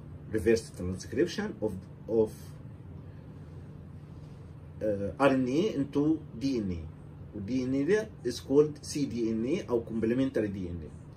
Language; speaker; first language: English; non-native, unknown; Arabic